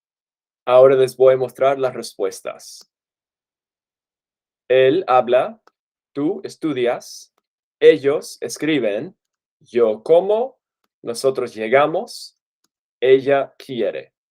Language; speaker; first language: Spanish; non-native, fluent; English